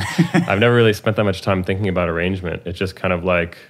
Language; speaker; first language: English; native; English